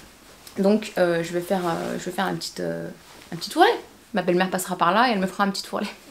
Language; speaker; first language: French; native; French